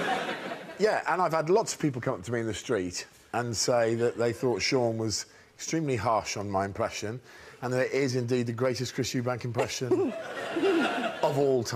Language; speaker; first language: English; native; English